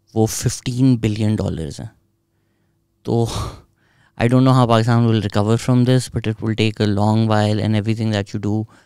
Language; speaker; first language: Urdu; native; Urdu